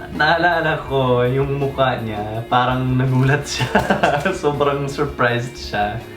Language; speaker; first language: Filipino; non-native, fluent; English